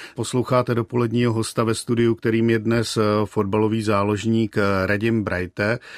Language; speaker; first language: Czech; native; Czech